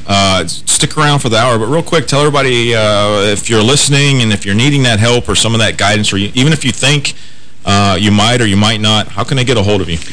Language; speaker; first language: English; native; English